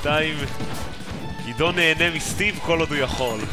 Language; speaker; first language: Hebrew; native; Hebrew